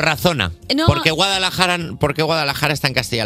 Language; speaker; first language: Spanish; native; Spanish